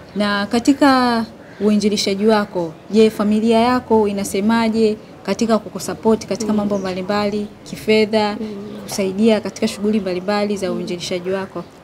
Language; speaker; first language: Swahili; native; Swahili